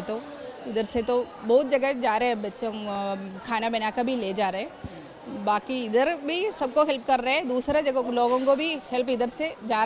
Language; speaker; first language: Hindi; non-native, local second language; Malayalam